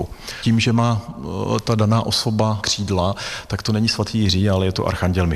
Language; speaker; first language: Czech; native; Czech